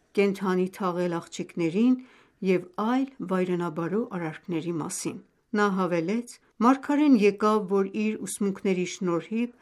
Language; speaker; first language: Armenian; native; Armenian